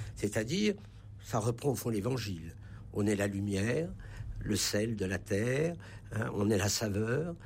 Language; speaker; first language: French; native; French